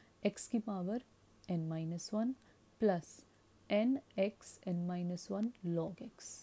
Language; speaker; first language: Hindi; native; Hindi